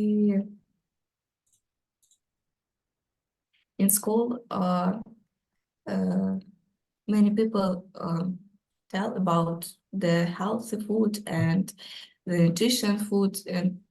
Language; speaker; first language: English; non-native, learner; Ukrainian